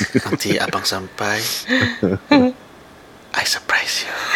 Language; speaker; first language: English; non-native, local second language; Malay